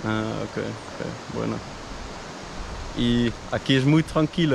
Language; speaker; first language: Spanish; non-native, learner; Dutch